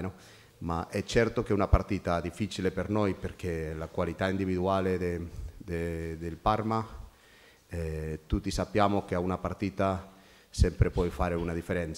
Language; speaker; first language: Italian; non-native, fluent; Spanish